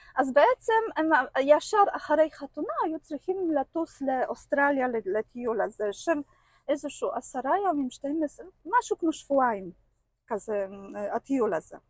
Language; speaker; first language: Hebrew; non-native, fluent; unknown